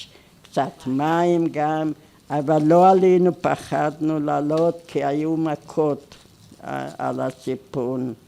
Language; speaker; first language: Hebrew; non-native, fluent; Hungarian